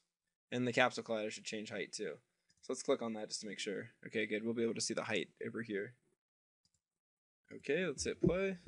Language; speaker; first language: English; native; English